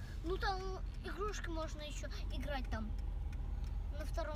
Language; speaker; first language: Russian; early bilingual, heritage; Russian